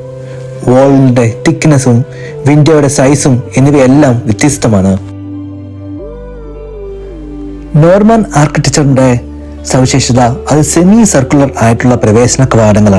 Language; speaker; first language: Malayalam; native; Malayalam